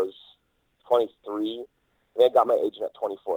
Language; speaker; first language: English; native; English